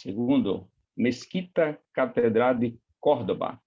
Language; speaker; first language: Spanish; non-native, learner; Portuguese